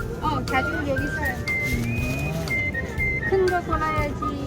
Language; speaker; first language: Korean; non-native, learner; Vietnamese